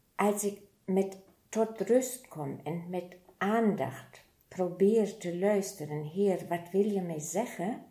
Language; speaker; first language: Dutch; non-native, fluent; German